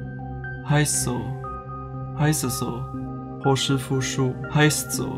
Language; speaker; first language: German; non-native, fluent; Chinese